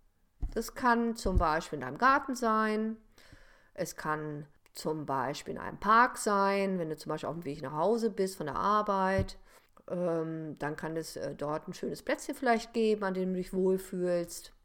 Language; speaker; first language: German; native; German